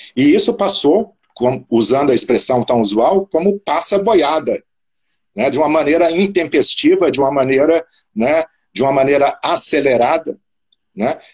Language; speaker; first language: Portuguese; native; Portuguese